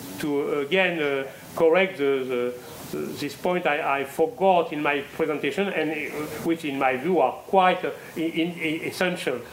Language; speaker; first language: English; non-native, fluent; French